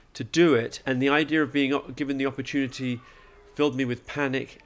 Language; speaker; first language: English; native; English